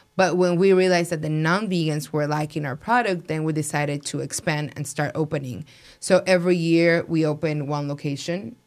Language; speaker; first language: English; non-native, fluent; Spanish